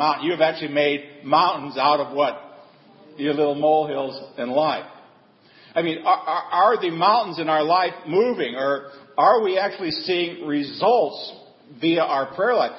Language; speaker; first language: English; native; English